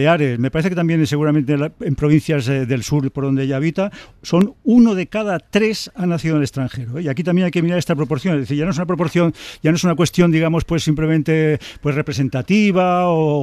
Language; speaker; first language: Spanish; native; Spanish